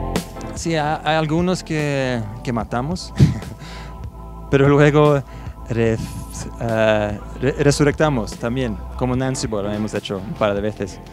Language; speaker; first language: Spanish; non-native, fluent; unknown